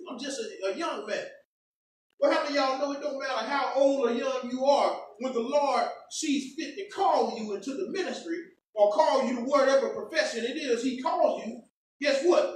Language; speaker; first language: English; native; English